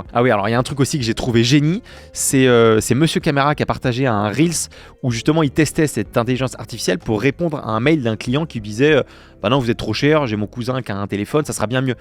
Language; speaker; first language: French; native; French